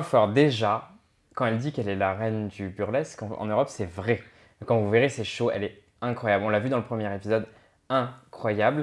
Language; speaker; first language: French; native; French